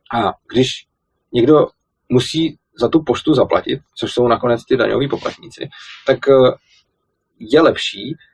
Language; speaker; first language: Czech; native; Czech